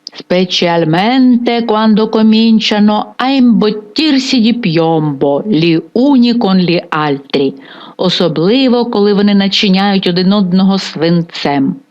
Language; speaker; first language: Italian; non-native, fluent; Ukrainian